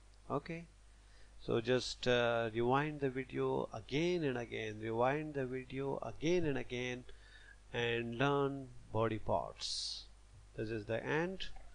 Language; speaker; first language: English; non-native, local second language; Pashto